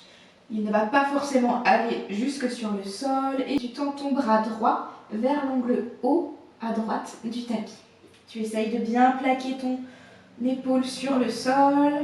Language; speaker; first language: French; native; French